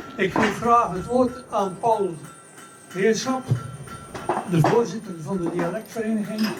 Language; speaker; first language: Dutch; native; Dutch